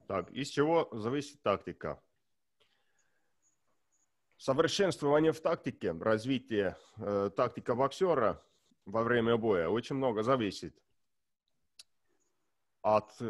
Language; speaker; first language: Russian; non-native, learner; Estonian